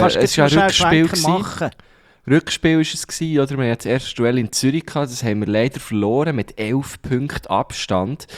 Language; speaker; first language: German; native; German